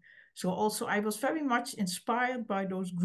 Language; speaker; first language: English; non-native, fluent; Dutch